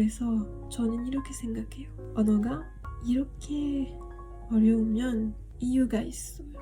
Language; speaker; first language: Korean; non-native, learner; French